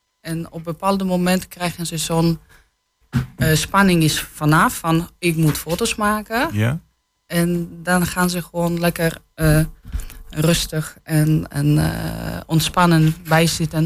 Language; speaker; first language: Dutch; native; Dutch